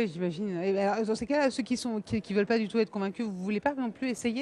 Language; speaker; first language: French; native; French